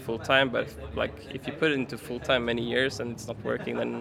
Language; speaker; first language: English; non-native, fluent; Swedish